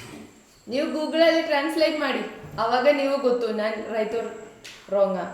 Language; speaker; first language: Kannada; non-native, learner; Malayalam